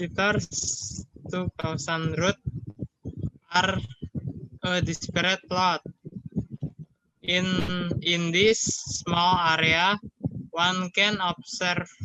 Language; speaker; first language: English; non-native, learner; Indonesian